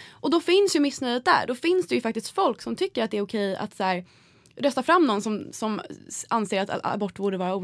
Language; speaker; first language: Swedish; native; Swedish